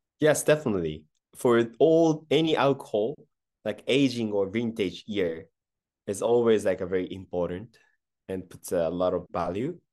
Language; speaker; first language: English; non-native, fluent; Japanese